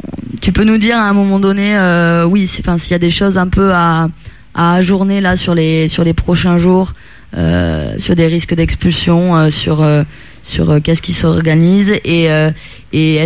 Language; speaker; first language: French; non-native, fluent; Italian